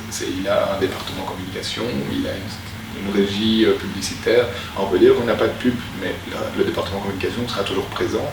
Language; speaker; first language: French; native; French